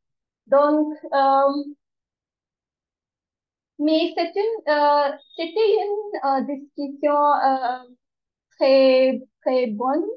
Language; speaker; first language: French; non-native, learner; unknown